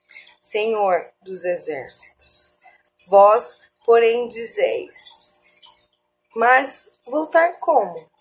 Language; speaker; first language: Portuguese; native; Portuguese